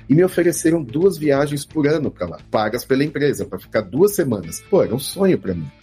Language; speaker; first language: Portuguese; native; Portuguese